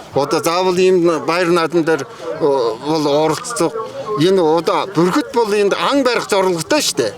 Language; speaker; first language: Mongolian; non-native, local second language; Kazakh